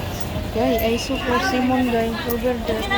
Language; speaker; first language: English; non-native, learner; Filipino